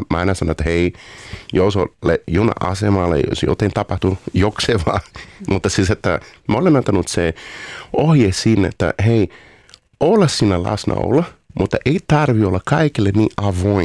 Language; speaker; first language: Finnish; non-native, fluent; Portuguese